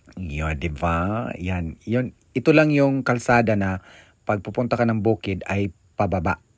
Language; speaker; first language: Filipino; non-native, local second language; Cebuano